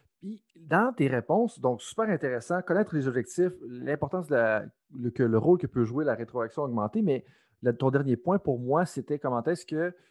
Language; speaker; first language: French; native; French